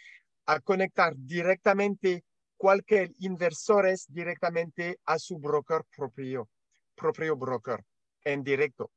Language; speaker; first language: Spanish; non-native, learner; French